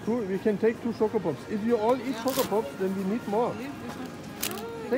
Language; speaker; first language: English; non-native, learner; German